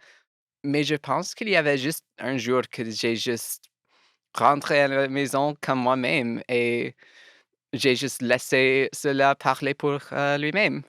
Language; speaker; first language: French; non-native, local second language; English